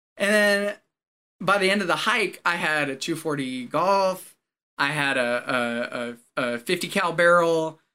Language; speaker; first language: English; native; English